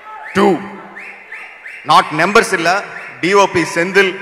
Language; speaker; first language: Tamil; non-native, local second language; Telugu